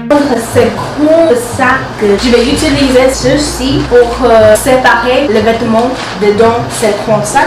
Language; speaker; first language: French; non-native, learner; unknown